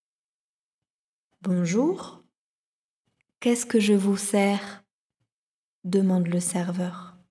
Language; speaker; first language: French; native; French